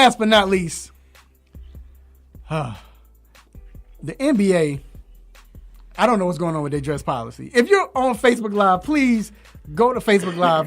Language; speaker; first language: English; native; English